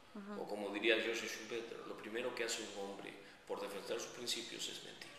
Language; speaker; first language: Spanish; native; Spanish